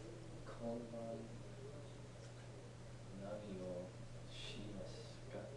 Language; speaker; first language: Japanese; non-native, learner; English